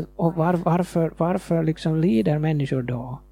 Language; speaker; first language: Swedish; non-native, fluent; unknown